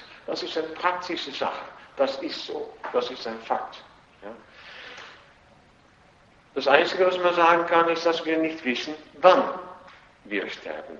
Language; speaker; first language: German; non-native, fluent; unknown